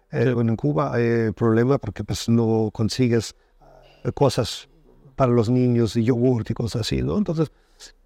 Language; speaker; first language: Spanish; non-native, fluent; German